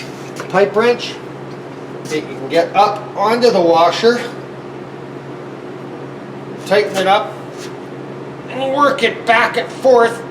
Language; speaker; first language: English; native; English